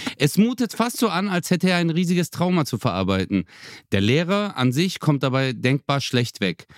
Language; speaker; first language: German; early bilingual, other home language; Turkish